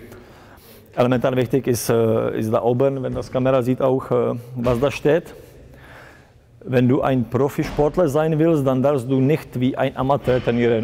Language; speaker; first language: German; non-native, fluent; Czech